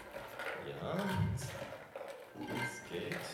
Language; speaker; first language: German; non-native, fluent; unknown